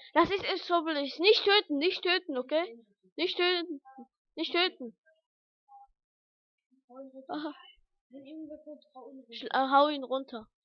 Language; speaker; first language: German; early bilingual, other home language; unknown